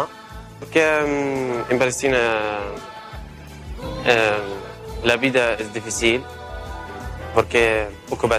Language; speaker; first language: Spanish; non-native, learner; Arabic